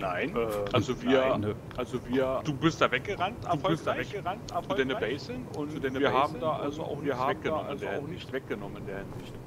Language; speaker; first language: German; native; German